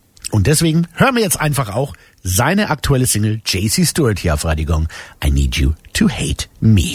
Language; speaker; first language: German; native; German